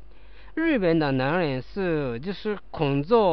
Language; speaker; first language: Chinese; non-native, learner; Japanese